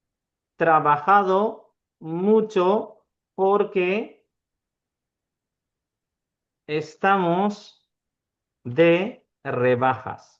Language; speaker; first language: Spanish; non-native, fluent; Urdu